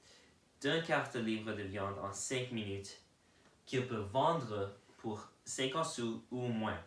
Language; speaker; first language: French; non-native, learner; English